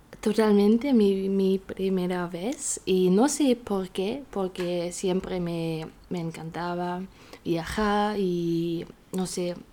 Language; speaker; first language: Spanish; non-native, learner; German